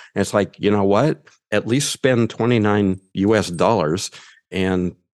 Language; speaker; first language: English; native; English